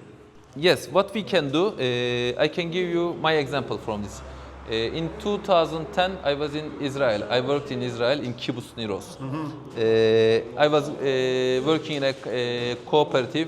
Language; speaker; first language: English; non-native, fluent; Turkish